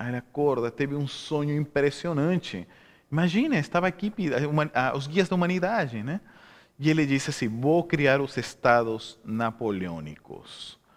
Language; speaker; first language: Portuguese; non-native, fluent; Spanish